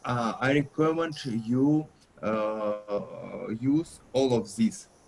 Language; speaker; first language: English; non-native, learner; Russian